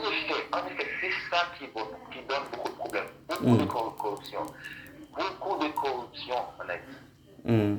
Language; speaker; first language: French; non-native, local second language; Haitian Creole